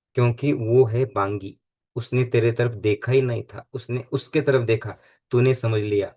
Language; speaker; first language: Hindi; non-native, local second language; Marathi